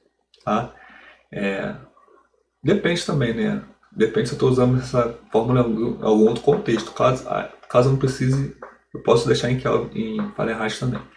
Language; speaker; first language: Portuguese; native; Portuguese